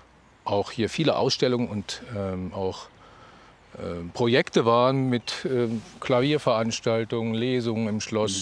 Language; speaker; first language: German; native; German